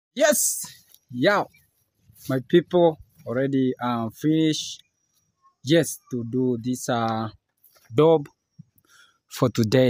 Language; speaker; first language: English; non-native, learner; Swahili